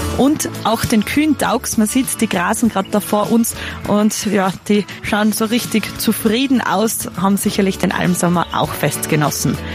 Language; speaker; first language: German; native; German